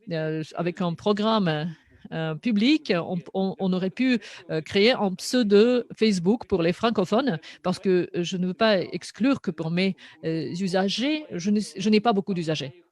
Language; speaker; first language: French; non-native, fluent; Russian